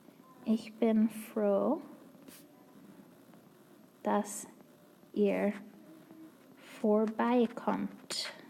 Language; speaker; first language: German; non-native, fluent; English